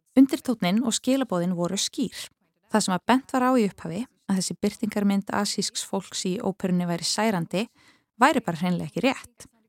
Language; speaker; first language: Icelandic; non-native, fluent; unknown